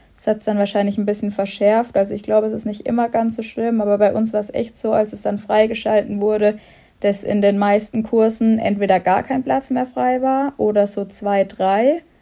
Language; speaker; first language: German; native; German